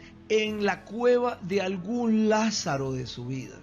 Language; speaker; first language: Spanish; native; Spanish